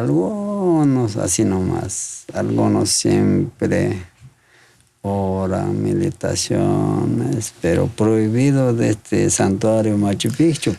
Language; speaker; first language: Spanish; non-native, local second language; Quechua